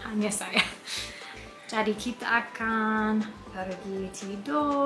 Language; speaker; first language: Indonesian; non-native, learner; English